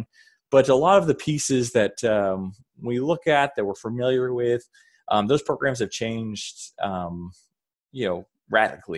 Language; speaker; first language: English; native; English